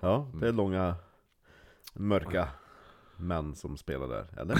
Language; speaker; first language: Swedish; native; Swedish